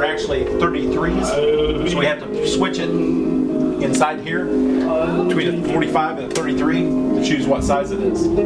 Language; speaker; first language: English; native; English